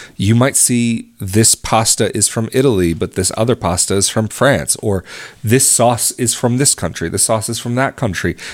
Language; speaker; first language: English; native; English